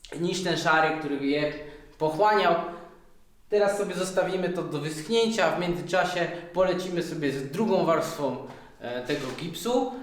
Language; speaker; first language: Polish; native; Polish